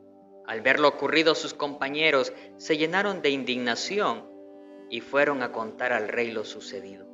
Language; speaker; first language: Spanish; native; Spanish